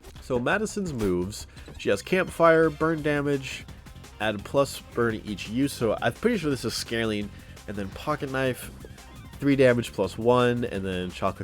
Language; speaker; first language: English; native; English